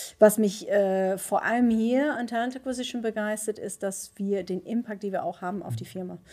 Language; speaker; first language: German; non-native, fluent; Dutch